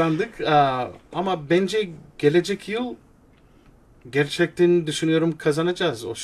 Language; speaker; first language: Turkish; non-native, learner; English